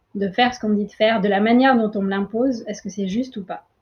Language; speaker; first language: French; early bilingual, other home language; Tamil